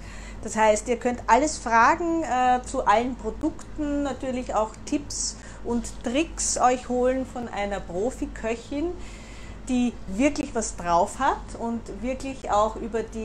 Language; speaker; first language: German; native; German